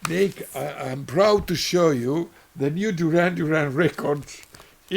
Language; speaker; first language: English; non-native, learner; Italian